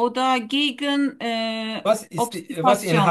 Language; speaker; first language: German; non-native, learner; Turkish